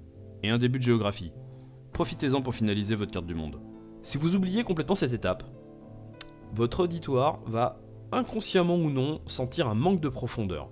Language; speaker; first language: French; native; French